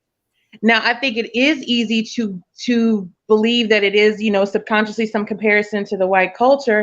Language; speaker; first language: English; native; English